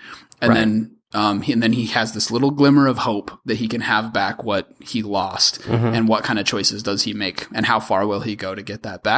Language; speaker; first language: English; native; English